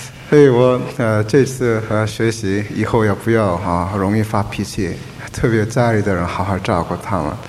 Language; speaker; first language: Chinese; non-native, fluent; Korean